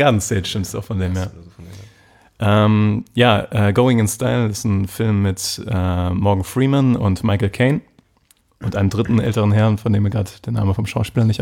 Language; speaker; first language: German; native; German